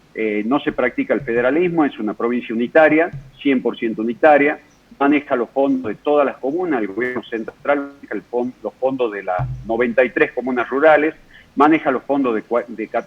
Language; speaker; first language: Spanish; native; Spanish